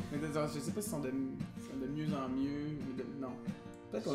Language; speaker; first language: French; native; French